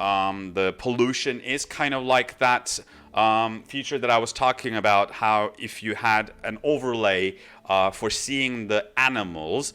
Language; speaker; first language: English; non-native, fluent; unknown